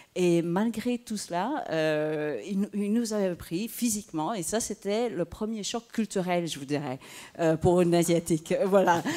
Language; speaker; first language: French; early bilingual, other home language; Vietnamese